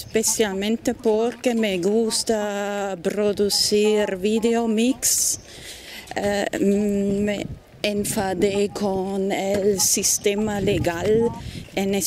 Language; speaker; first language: Spanish; non-native, fluent; German